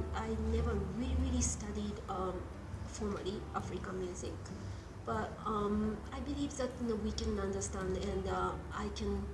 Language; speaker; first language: English; non-native, fluent; Japanese